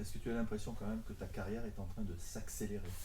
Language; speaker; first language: French; native; French